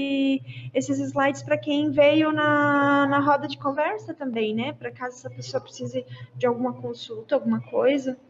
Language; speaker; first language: Portuguese; native; Portuguese